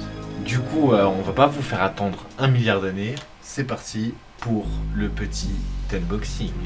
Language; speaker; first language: French; native; French